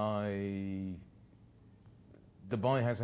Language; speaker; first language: English; native; English